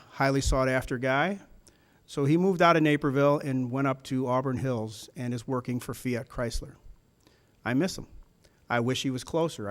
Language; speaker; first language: English; early bilingual, other home language; German